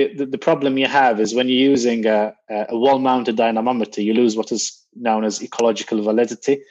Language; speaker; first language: English; non-native, fluent; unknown